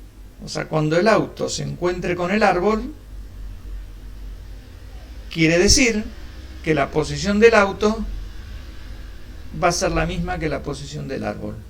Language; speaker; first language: Spanish; native; Spanish